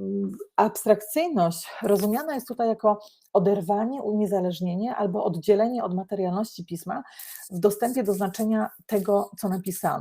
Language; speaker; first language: Polish; native; Polish